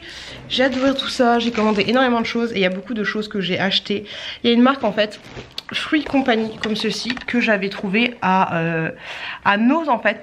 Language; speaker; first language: French; native; French